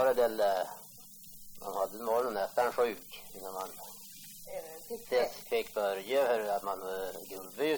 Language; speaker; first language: Swedish; native; Swedish